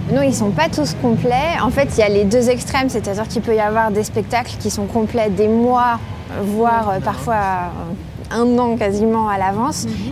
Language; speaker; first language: French; native; French